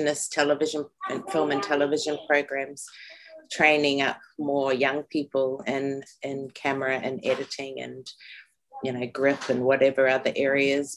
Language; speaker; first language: English; native; English